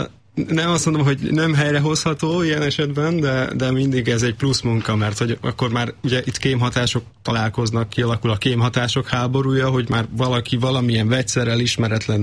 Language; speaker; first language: Hungarian; native; Hungarian